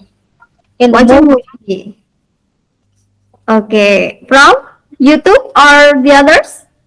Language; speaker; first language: English; non-native, learner; Indonesian